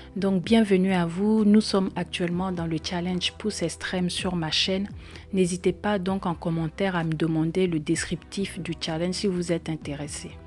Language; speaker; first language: French; native; French